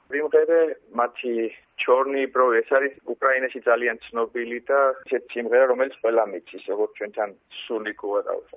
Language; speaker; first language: Georgian; native; Georgian